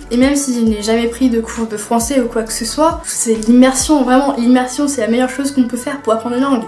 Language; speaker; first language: French; early bilingual, other home language; Spanish